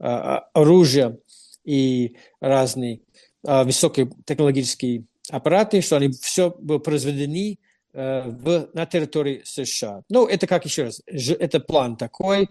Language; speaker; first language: Russian; non-native, fluent; English